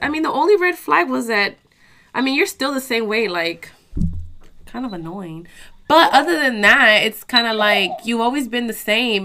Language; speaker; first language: English; early bilingual, other home language; Spanish